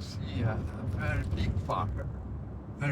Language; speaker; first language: English; non-native, learner; Portuguese